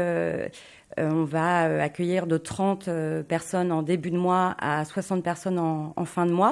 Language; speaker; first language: French; native; French